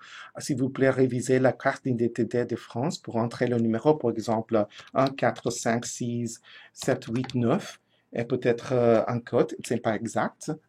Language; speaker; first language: French; non-native, fluent; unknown